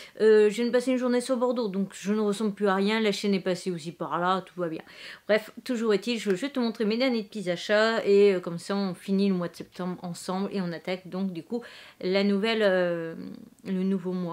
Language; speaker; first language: French; native; French